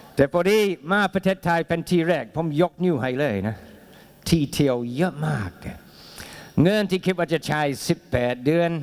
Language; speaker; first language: Thai; non-native, fluent; English